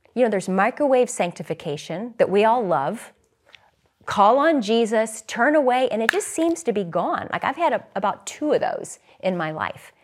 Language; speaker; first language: English; native; English